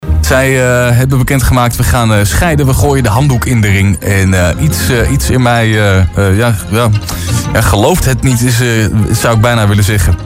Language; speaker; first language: Dutch; native; Dutch